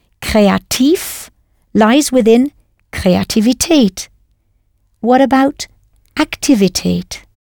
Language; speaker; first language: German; non-native, fluent; English